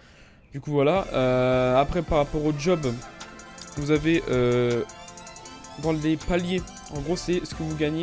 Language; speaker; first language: French; native; French